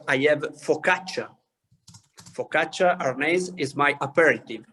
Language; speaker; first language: English; non-native, learner; Italian